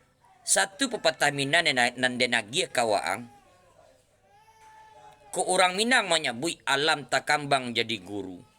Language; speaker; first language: Indonesian; non-native, local second language; Minangkabau